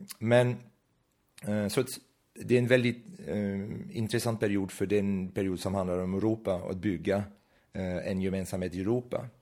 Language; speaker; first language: Swedish; non-native, fluent; French